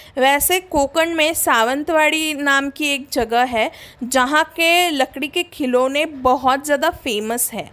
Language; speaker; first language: Hindi; non-native, local second language; Marathi